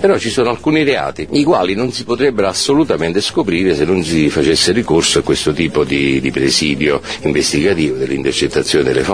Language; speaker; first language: Italian; native; Italian